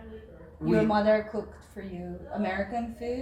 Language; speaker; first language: English; non-native, fluent; Japanese